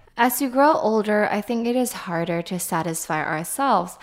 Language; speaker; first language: English; non-native, fluent; Chinese